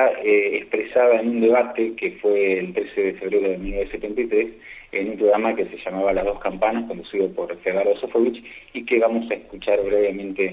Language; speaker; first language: Spanish; native; Spanish